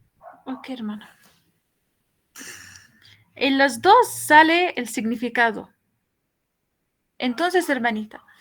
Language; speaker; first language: Spanish; non-native, fluent; Arabic